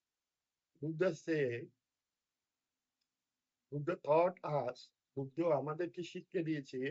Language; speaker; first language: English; non-native, fluent; Bangla